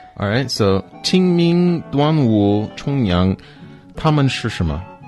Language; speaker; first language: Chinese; non-native, learner; English